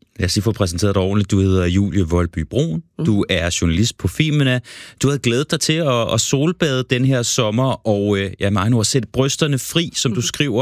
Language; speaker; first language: Danish; non-native, fluent; English